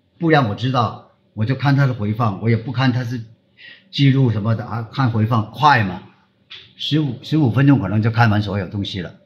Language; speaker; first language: Chinese; non-native, local second language; Cantonese